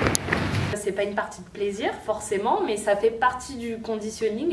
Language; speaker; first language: French; native; French